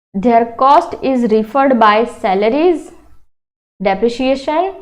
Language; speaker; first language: English; non-native, local second language; Gujarati